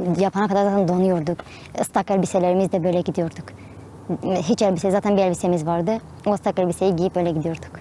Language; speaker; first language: Turkish; non-native, local second language; Kurdish